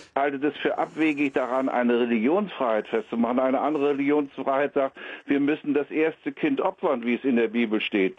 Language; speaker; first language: German; native; German